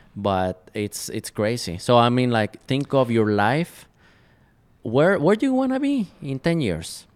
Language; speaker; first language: English; non-native, fluent; Spanish